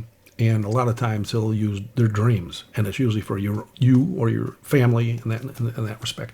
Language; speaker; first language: English; native; English